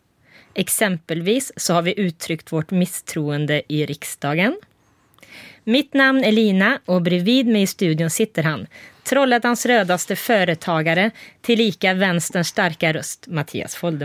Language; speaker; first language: Swedish; native; Swedish